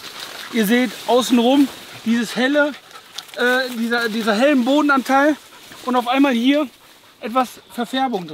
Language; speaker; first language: German; native; German